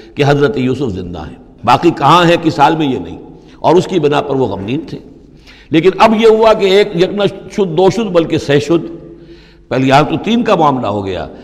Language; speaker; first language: Urdu; non-native, local second language; Punjabi